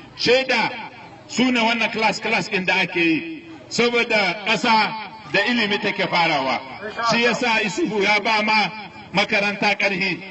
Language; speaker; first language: Hausa; non-native, local second language; Arabic